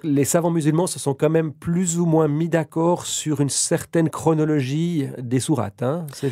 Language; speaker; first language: French; native; French